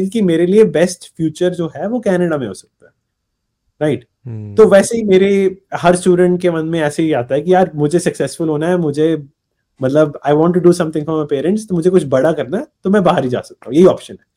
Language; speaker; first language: Hindi; native; Hindi